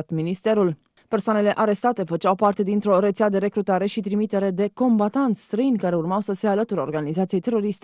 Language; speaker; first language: Romanian; native; Romanian